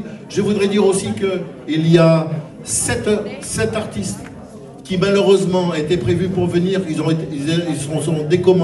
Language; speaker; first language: French; native; French